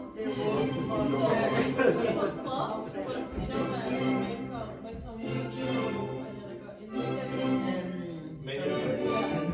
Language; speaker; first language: English; non-native, learner; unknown